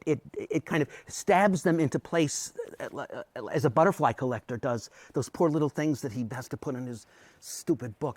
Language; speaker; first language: English; native; English